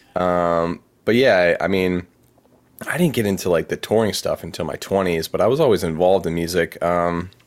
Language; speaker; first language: English; native; English